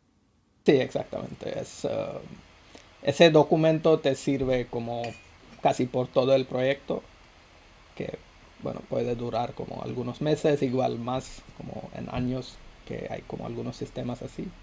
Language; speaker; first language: Spanish; non-native, fluent; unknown